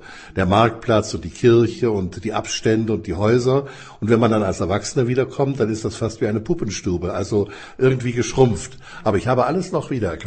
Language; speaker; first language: German; native; German